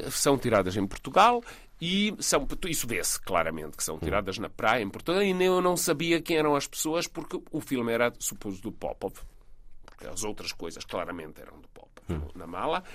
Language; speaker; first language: Portuguese; non-native, fluent; Serbian